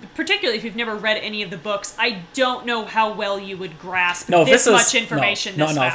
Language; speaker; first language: English; native; English